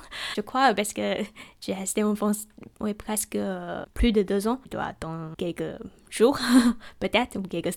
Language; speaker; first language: French; non-native, learner; Chinese